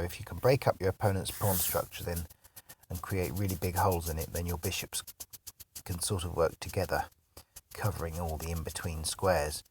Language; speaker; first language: English; native; English